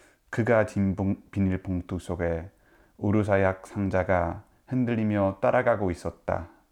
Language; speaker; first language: Korean; non-native, fluent; Dutch